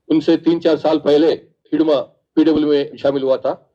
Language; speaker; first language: Hindi; non-native, local second language; Telugu